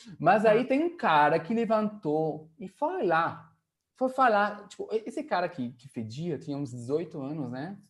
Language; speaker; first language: Portuguese; non-native, fluent; French